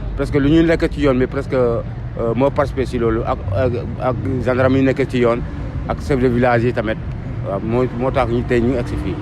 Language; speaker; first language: Wolof; non-native, local second language; Mandingo